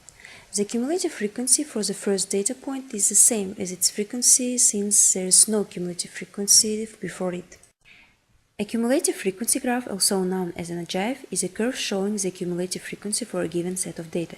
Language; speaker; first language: English; non-native, fluent; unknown